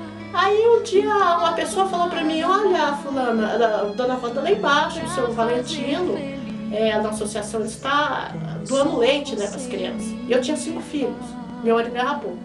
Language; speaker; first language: Portuguese; native; Portuguese